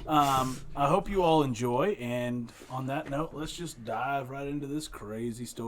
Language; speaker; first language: English; native; English